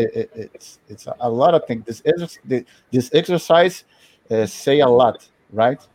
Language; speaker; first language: English; non-native, learner; Portuguese